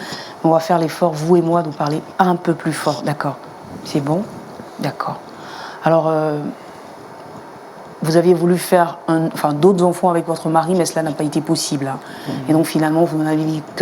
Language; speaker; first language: French; native; French